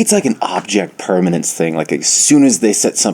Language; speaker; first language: English; native; English